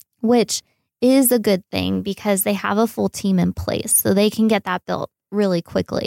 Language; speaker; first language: English; native; English